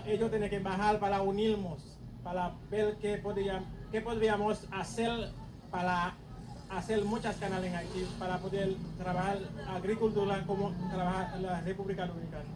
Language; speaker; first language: Spanish; non-native, fluent; Haitian Creole